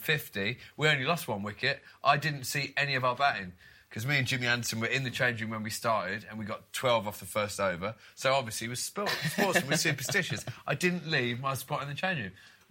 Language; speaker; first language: English; native; English